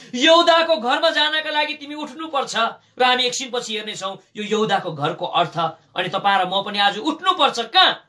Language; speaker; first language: Nepali; native; Nepali